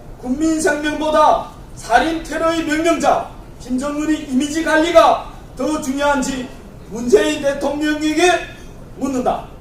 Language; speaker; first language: Korean; native; Korean